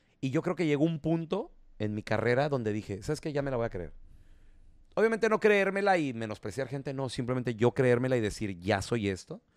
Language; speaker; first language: Spanish; native; Spanish